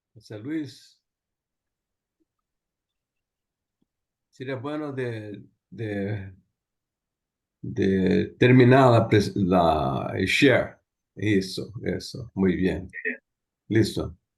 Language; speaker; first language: Spanish; non-native, learner; Portuguese